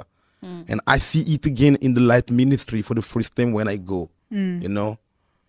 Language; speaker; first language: English; non-native, fluent; Lingala